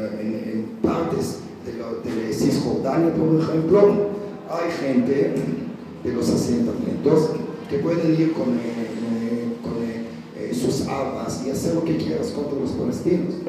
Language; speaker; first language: Spanish; non-native, learner; Hebrew